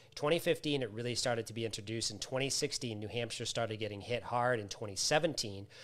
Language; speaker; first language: English; native; English